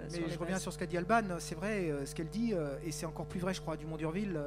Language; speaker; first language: French; native; French